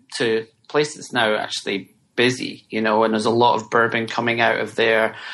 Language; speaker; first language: English; native; English